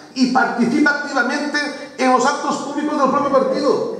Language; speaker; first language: Spanish; non-native, local second language; Catalan